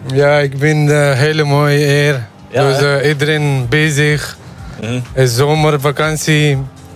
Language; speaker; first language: Dutch; non-native, learner; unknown